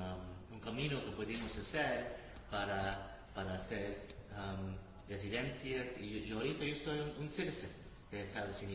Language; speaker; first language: Spanish; early bilingual, other home language; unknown